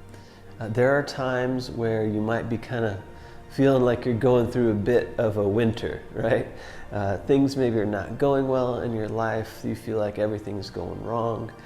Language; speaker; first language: English; native; English